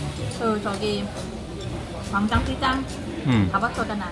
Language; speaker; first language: Korean; non-native, learner; Vietnamese